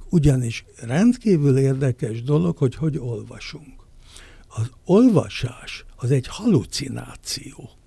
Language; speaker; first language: Hungarian; native; Hungarian